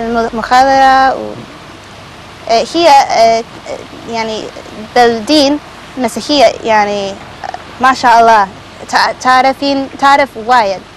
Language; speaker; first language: Arabic; non-native, learner; Spanish